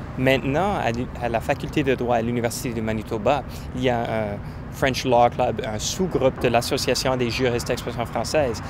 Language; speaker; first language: French; non-native, local second language; English